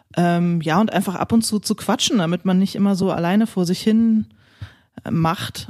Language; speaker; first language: German; native; German